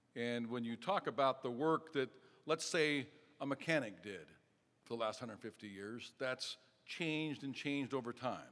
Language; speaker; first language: English; native; English